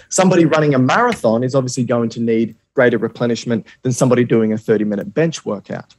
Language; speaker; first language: English; native; English